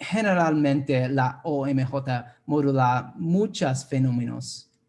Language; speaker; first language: Spanish; non-native, fluent; English